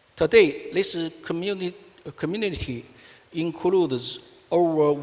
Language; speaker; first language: English; non-native, fluent; Chinese